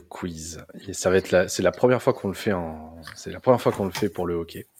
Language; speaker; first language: French; native; French